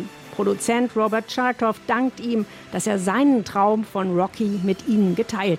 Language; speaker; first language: German; native; German